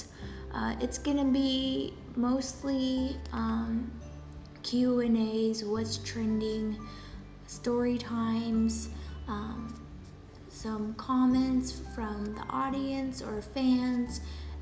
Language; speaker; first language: English; non-native, fluent; Polish